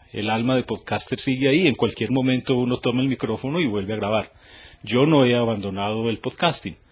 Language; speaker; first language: Spanish; native; Spanish